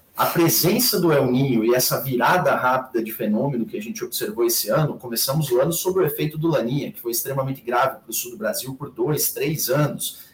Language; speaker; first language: Portuguese; native; Portuguese